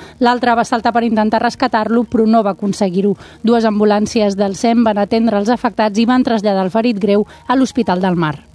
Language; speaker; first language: Catalan; native; Catalan